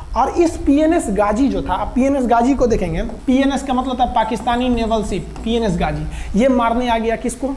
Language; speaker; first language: Hindi; native; Hindi